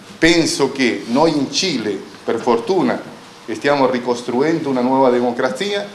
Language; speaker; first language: Italian; non-native, fluent; Spanish